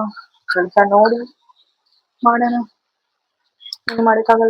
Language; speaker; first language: Kannada; non-native, learner; Hindi